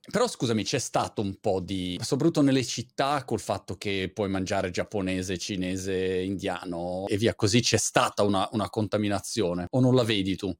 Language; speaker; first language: Italian; native; Italian